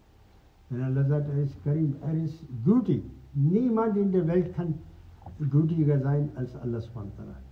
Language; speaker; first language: German; non-native, fluent; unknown